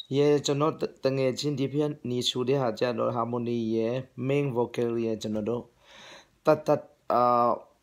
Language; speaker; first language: Burmese; non-native, local second language; Tedim Chin